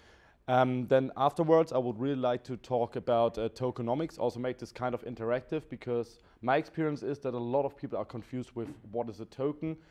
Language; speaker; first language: English; non-native, fluent; German